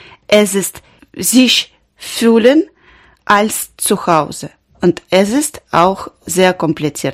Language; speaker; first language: German; non-native, learner; Ukrainian